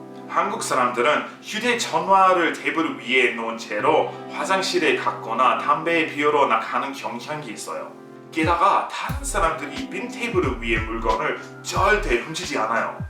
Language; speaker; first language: Korean; non-native, fluent; English